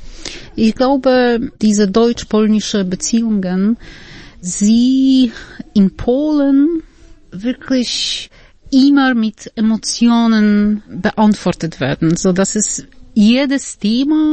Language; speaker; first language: German; non-native, fluent; Polish